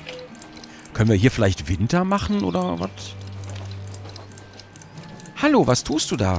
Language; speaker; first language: German; native; German